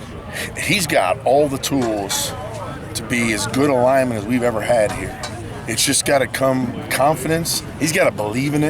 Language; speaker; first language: English; native; English